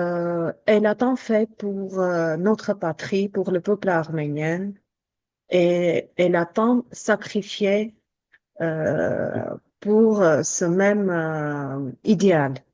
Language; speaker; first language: French; non-native, fluent; Armenian